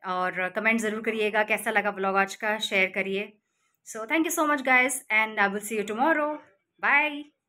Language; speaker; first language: Hindi; non-native, local second language; Marathi